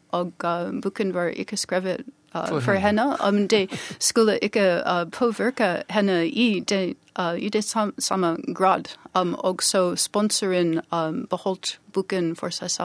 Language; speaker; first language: Norwegian; non-native, learner; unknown